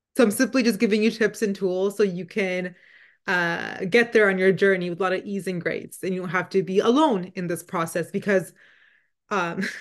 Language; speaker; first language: English; non-native, fluent; Punjabi